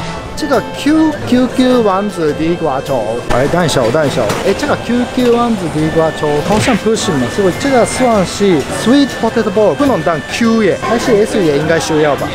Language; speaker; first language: Chinese; non-native, fluent; Japanese